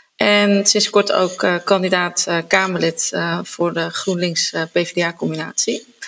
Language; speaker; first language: Dutch; native; Dutch